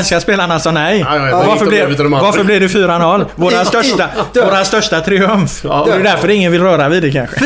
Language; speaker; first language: Swedish; native; Swedish